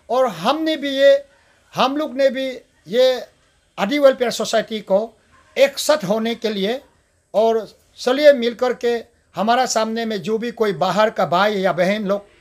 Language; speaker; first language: Hindi; non-native, local second language; Adi